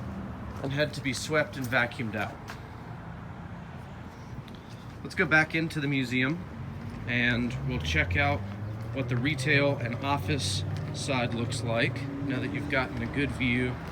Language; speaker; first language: English; native; English